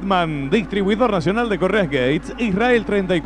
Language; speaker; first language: Spanish; native; Spanish